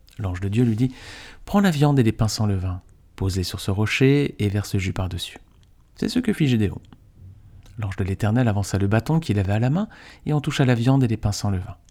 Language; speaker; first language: French; native; French